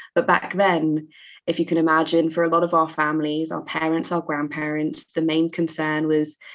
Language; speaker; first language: English; native; English